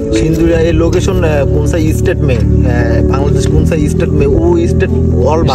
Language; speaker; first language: Hindi; non-native, learner; Bangla